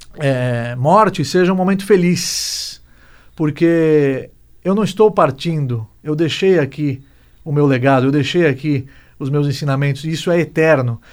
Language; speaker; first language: Portuguese; native; Portuguese